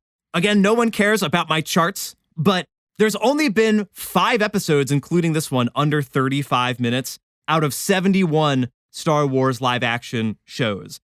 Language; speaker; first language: English; native; English